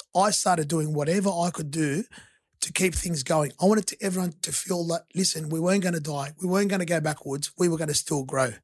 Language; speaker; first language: English; early bilingual, other home language; Arabic